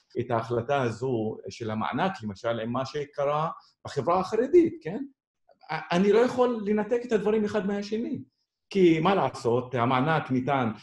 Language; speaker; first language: Hebrew; non-native, local second language; Arabic